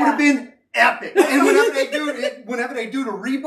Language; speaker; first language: English; native; English